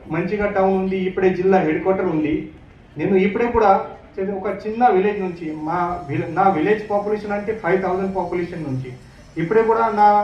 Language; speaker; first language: Telugu; non-native, local second language; Marathi